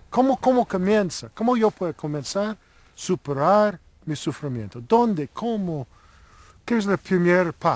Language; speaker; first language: Spanish; non-native, learner; English